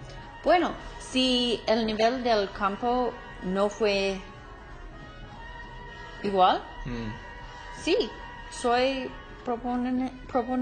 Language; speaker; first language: Spanish; non-native, learner; English